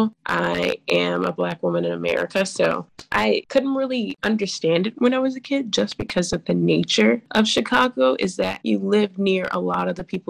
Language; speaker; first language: English; native; English